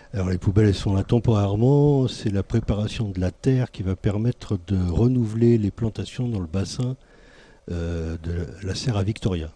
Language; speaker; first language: French; native; French